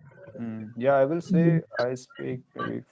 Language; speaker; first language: English; non-native, local second language; Hindi